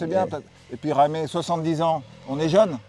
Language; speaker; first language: French; native; French